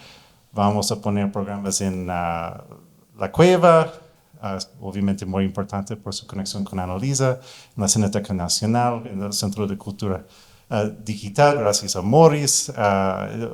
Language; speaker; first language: Spanish; non-native, fluent; English